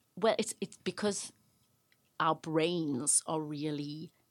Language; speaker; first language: English; native; English